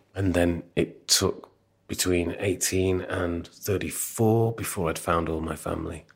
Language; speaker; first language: English; native; English